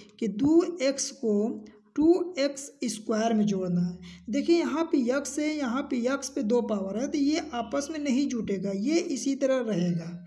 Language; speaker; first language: Hindi; native; Hindi